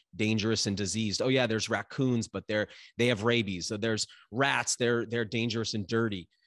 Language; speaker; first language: English; native; English